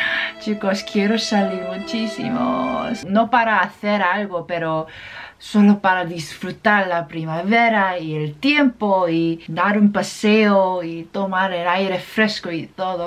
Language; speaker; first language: Spanish; non-native, fluent; Korean